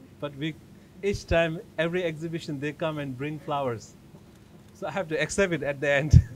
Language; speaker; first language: English; non-native, fluent; Tibetan